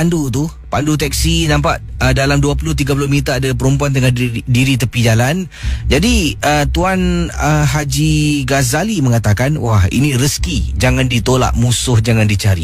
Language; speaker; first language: Malay; native; Malay